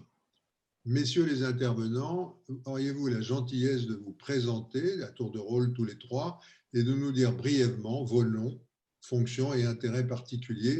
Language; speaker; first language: French; native; French